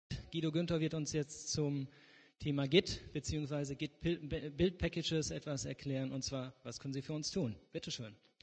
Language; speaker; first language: German; native; German